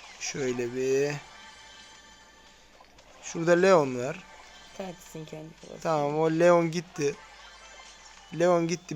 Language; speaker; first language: Turkish; native; Turkish